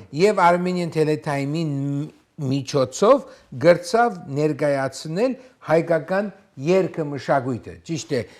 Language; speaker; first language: Armenian; early bilingual, heritage; Armenian